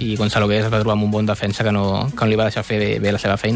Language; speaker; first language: Catalan; native; Catalan